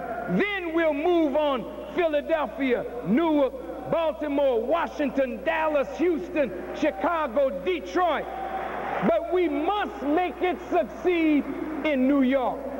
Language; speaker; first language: English; native; English